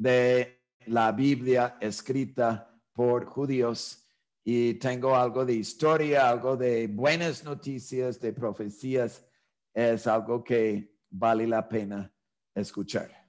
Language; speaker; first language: Spanish; non-native, fluent; English